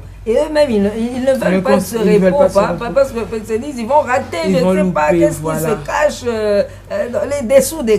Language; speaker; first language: French; non-native, local second language; Lingala